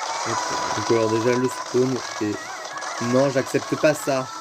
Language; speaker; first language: French; native; French